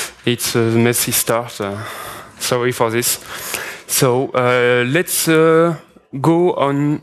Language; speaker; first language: English; non-native, fluent; French